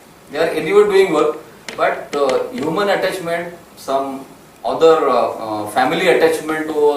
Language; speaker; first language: English; non-native, local second language; Marathi